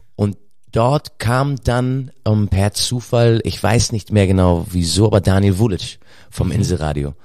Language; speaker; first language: German; native; German